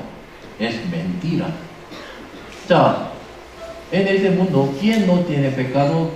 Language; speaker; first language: Spanish; non-native, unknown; Korean